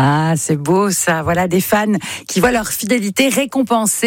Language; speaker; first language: French; native; French